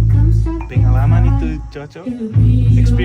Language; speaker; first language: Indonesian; non-native, learner; English